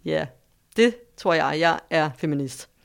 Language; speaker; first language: Danish; native; Danish